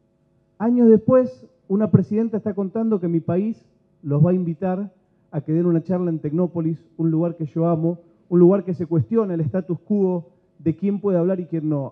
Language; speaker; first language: Spanish; native; Spanish